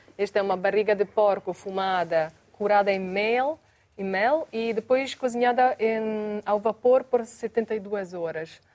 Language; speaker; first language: Portuguese; non-native, fluent; Italian